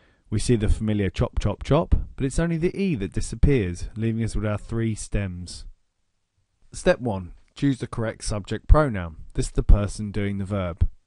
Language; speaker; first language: English; native; English